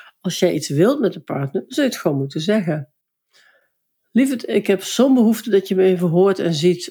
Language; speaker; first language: Dutch; native; Dutch